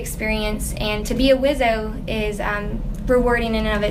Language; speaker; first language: English; native; English